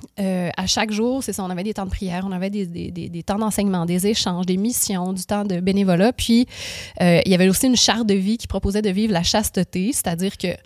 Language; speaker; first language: French; native; French